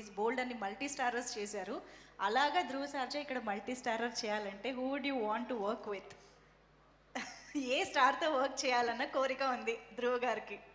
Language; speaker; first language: Telugu; native; Telugu